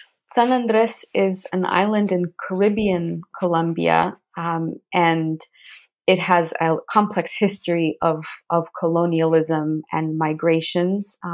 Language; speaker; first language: English; native; English